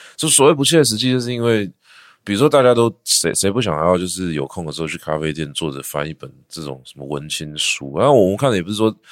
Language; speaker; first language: Chinese; native; Chinese